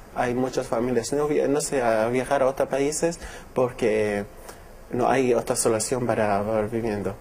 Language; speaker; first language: Spanish; non-native, learner; Arabic